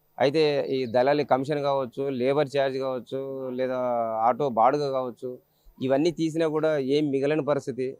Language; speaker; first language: Telugu; native; Telugu